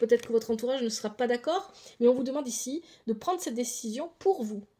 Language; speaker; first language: French; native; French